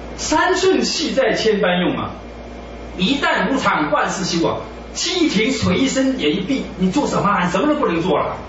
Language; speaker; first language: Chinese; native; Chinese